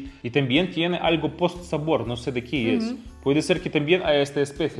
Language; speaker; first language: Spanish; non-native, fluent; Russian